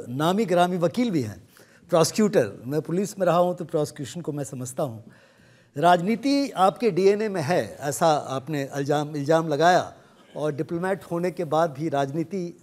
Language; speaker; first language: Hindi; native; Hindi